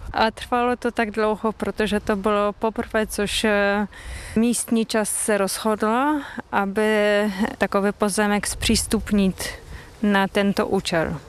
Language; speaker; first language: Czech; non-native, fluent; Polish